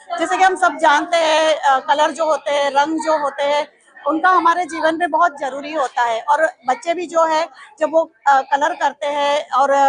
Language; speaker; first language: Hindi; non-native, local second language; Gujarati